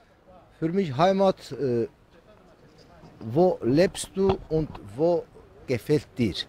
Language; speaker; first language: German; non-native, learner; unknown